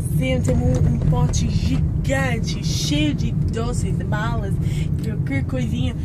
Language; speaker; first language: Portuguese; non-native, fluent; English